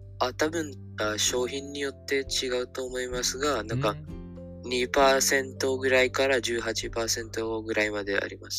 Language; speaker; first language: Japanese; non-native, learner; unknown